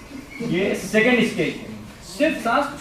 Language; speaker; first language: Korean; non-native, learner; Hindi